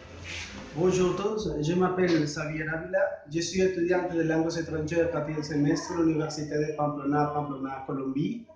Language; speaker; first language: French; non-native, learner; Spanish